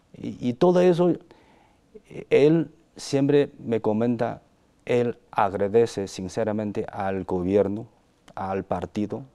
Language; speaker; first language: Spanish; non-native, fluent; Chinese